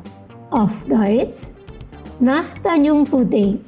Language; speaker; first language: German; non-native, fluent; Indonesian